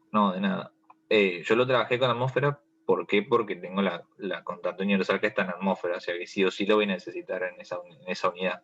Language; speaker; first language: Spanish; native; Spanish